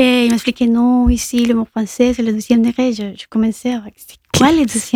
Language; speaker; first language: French; non-native, fluent; Spanish